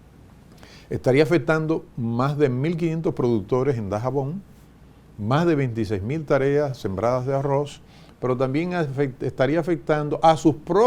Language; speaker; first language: Spanish; native; Spanish